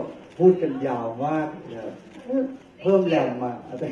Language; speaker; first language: Thai; native; Thai